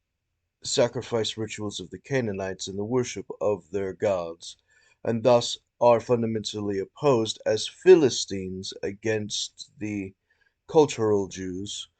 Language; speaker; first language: English; native; English